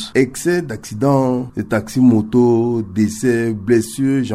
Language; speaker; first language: French; non-native, local second language; Sango